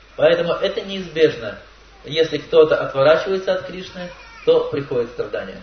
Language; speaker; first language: Russian; native; Russian